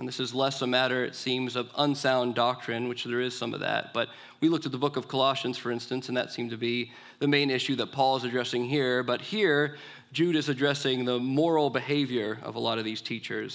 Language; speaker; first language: English; native; English